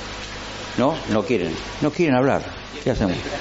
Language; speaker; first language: Spanish; native; Spanish